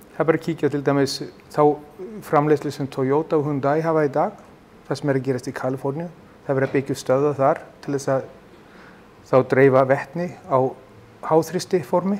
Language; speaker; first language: Icelandic; non-native, fluent; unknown